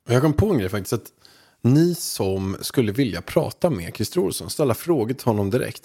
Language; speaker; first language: Swedish; native; Swedish